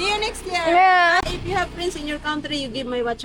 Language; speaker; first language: English; non-native, local second language; Cebuano